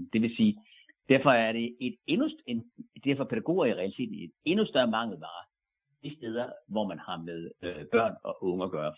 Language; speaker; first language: Danish; native; Danish